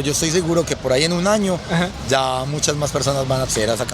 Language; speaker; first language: Spanish; native; Spanish